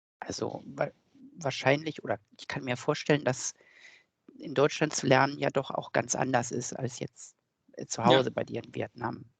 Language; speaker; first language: German; native; German